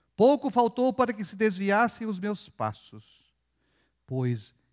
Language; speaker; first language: Portuguese; non-native, fluent; Spanish